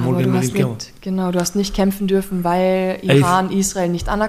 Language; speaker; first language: German; native; German